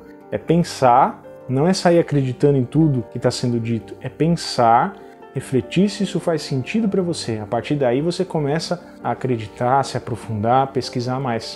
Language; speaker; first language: Portuguese; native; Portuguese